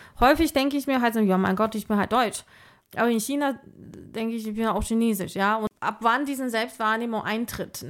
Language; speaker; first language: German; non-native, fluent; Chinese